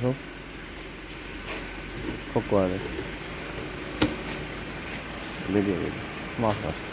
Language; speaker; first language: Arabic; non-native, learner; Bangla